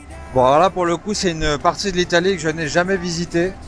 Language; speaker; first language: French; native; French